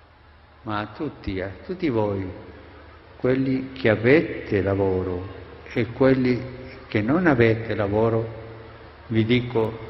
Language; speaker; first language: Italian; non-native, fluent; Spanish